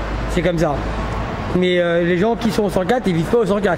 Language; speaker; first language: French; native; French